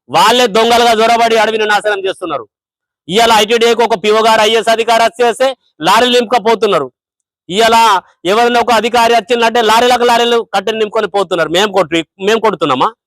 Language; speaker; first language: Telugu; non-native, local second language; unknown